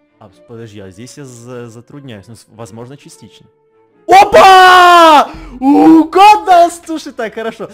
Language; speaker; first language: Russian; native; Russian